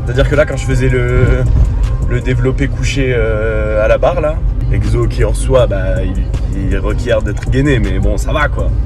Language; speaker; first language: French; native; French